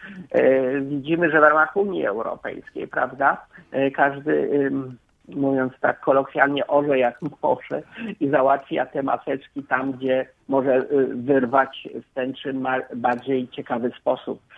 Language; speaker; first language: Polish; native; Polish